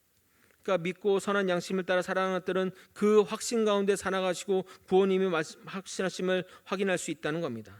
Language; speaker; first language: Korean; native; Korean